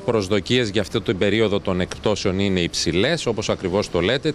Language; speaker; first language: Greek; native; Greek